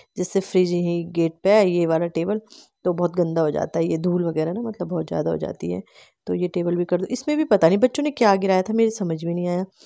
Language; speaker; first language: Hindi; native; Hindi